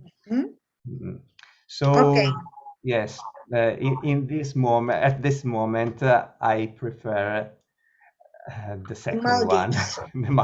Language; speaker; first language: English; non-native, learner; Italian